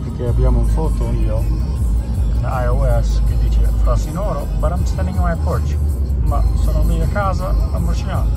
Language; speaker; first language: Italian; non-native, learner; English